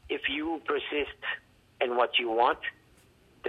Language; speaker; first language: English; non-native, fluent; Haitian Creole